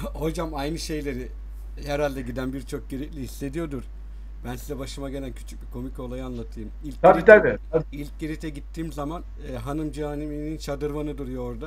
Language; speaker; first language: Turkish; native; Turkish